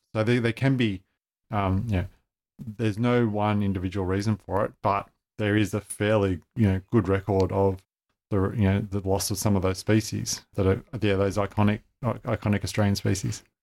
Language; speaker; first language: English; native; English